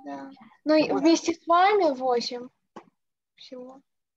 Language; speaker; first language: Russian; native; Russian